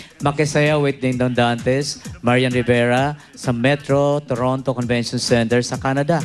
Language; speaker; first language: Filipino; native; Filipino